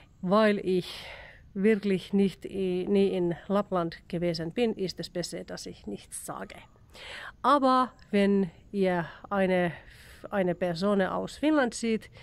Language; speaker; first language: German; non-native, learner; Finnish